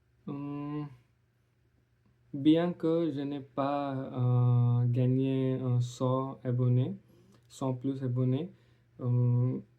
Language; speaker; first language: French; non-native, learner; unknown